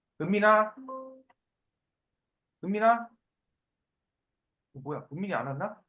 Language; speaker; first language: Korean; native; Korean